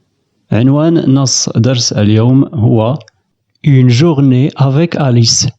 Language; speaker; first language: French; non-native, fluent; Arabic